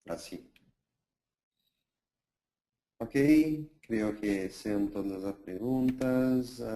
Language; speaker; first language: Spanish; non-native, fluent; Portuguese